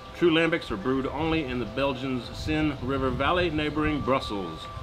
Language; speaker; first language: English; native; English